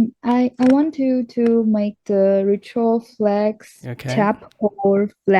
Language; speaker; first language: English; non-native, learner; Chinese